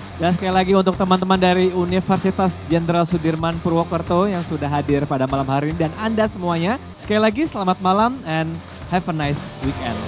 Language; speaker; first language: Indonesian; native; Indonesian